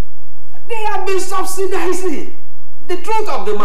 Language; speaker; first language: English; non-native, local second language; Yoruba